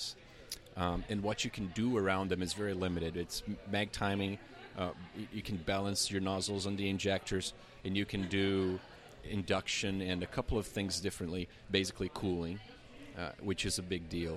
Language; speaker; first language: English; non-native, fluent; Portuguese